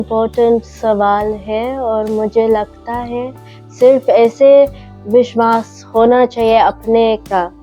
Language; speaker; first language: Hindi; early bilingual, heritage; English